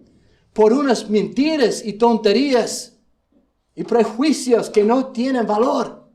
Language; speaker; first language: Spanish; non-native, fluent; English